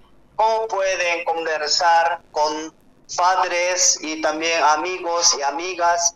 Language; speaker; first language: Spanish; non-native, learner; Korean